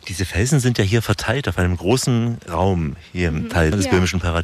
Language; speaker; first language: German; native; German